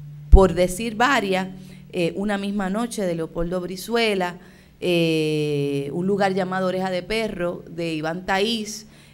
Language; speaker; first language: Spanish; native; Spanish